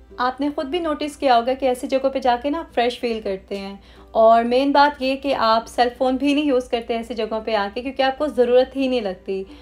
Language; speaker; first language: Urdu; native; Urdu